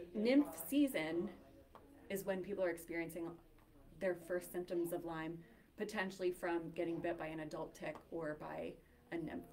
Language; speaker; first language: English; native; English